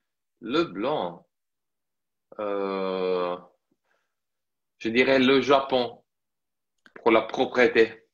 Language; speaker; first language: French; non-native, fluent; Italian